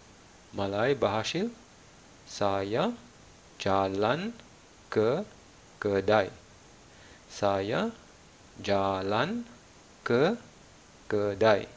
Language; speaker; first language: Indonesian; non-native, fluent; Malayalam